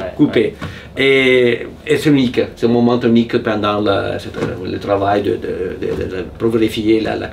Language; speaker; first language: French; non-native, fluent; Italian